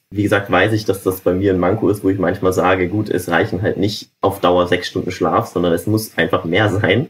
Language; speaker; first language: German; native; German